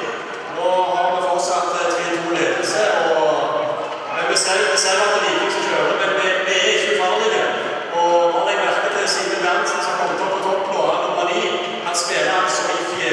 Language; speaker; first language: Norwegian; native; Norwegian